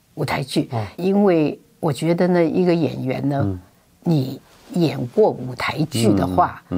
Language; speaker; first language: Chinese; non-native, fluent; Wu Chinese